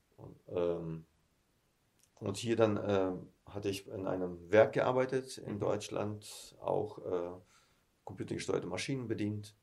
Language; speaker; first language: German; early bilingual, heritage; German